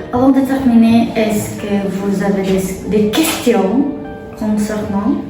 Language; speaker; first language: French; non-native, learner; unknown